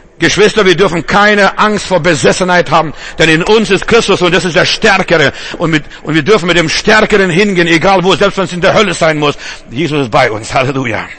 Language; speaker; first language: German; non-native, fluent; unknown